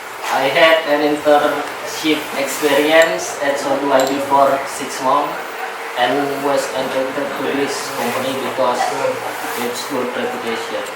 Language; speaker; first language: English; non-native, learner; Indonesian